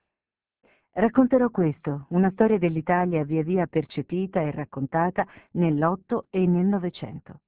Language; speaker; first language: Italian; native; Italian